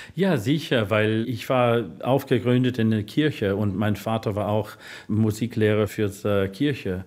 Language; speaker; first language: German; non-native, learner; English